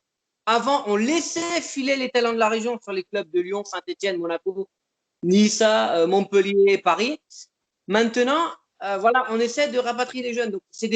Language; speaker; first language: French; native; French